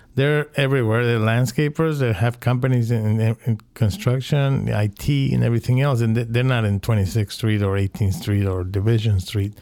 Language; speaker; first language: English; non-native, fluent; Spanish